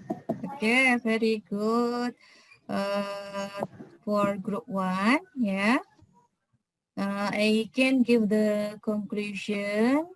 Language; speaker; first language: English; non-native, fluent; Indonesian